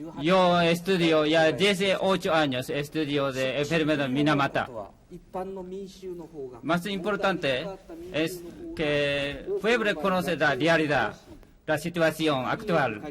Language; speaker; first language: Spanish; non-native, learner; Japanese